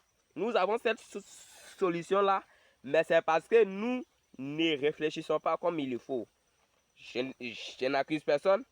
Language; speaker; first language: French; non-native, local second language; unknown